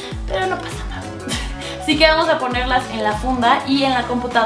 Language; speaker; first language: Spanish; native; Spanish